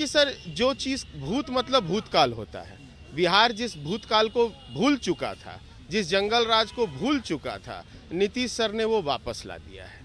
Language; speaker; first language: Hindi; native; Hindi